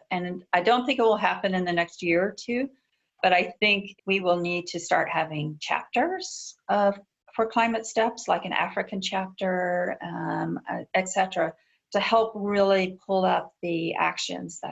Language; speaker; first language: English; native; English